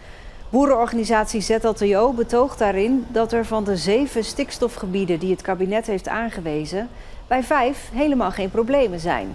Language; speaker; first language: Dutch; native; Dutch